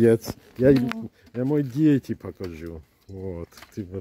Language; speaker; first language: Russian; non-native, learner; English